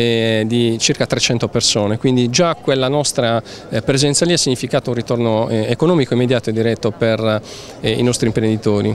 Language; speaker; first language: Italian; native; Italian